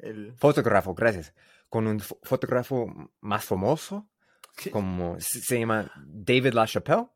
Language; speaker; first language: Spanish; non-native, learner; English